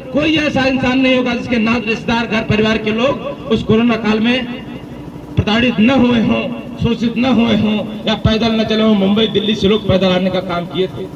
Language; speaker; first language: Hindi; native; Hindi